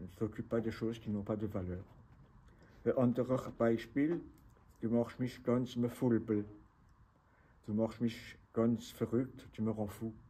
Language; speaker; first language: German; non-native, local second language; Swiss German